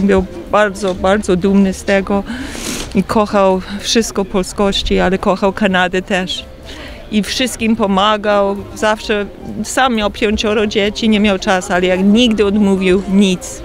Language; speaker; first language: Polish; early bilingual, heritage; Polish